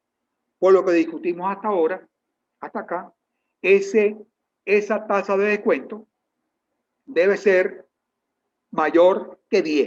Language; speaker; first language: Spanish; native; Spanish